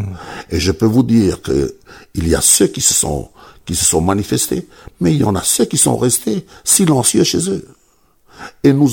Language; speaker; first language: French; native; French